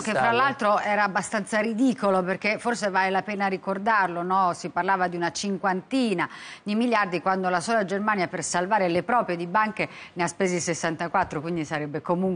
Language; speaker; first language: Italian; native; Italian